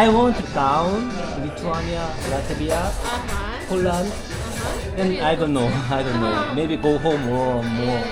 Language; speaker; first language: English; non-native, learner; Korean